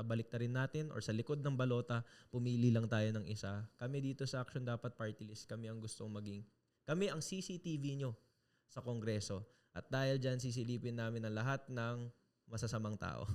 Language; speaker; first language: Filipino; native; Filipino